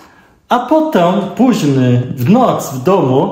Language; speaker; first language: Polish; non-native, learner; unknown